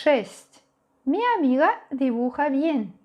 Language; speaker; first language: Spanish; non-native, fluent; Russian